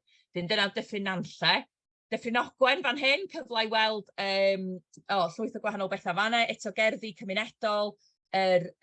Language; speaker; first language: Welsh; native; Welsh